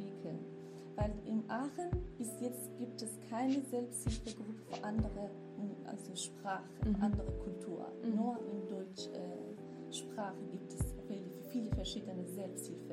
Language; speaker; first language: German; non-native, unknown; Kurdish